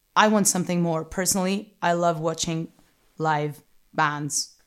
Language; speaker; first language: English; non-native, fluent; Greek